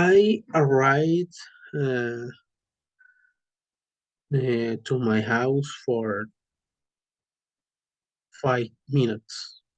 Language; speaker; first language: English; non-native, learner; Spanish